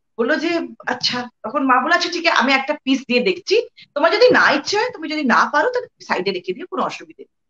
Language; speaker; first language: Bangla; early bilingual, heritage; Bangla